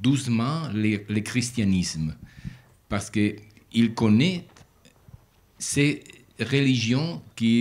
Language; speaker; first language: French; non-native, learner; Spanish